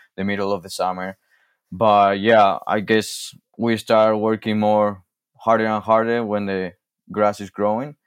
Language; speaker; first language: English; non-native, fluent; Spanish